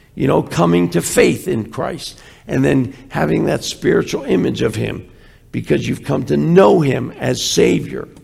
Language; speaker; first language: English; native; English